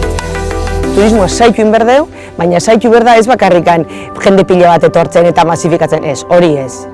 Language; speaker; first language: Basque; native; Basque